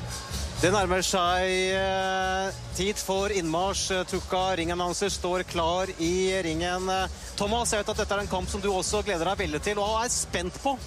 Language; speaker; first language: Norwegian; native; Norwegian